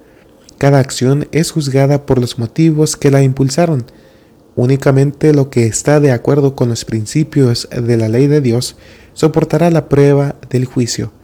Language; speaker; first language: Spanish; native; Spanish